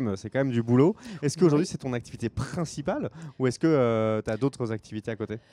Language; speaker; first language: French; native; French